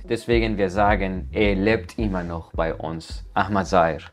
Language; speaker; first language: German; non-native, learner; Persian